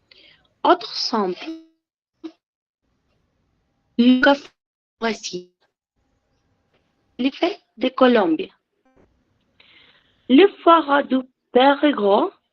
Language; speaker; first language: French; non-native, learner; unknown